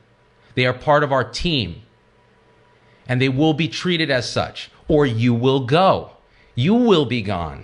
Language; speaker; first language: English; native; English